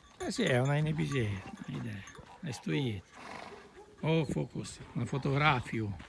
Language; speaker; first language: Ukrainian; native; Ukrainian